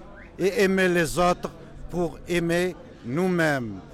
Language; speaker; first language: French; non-native, local second language; Berber languages